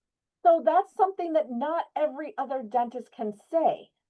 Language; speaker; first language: English; native; English